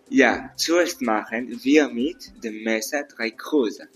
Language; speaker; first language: German; non-native, learner; Greek